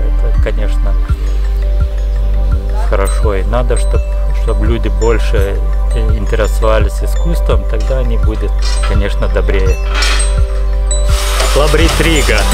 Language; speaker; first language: Russian; non-native, fluent; Lithuanian